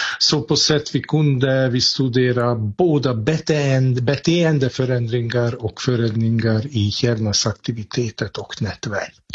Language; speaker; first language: Swedish; non-native, fluent; Hungarian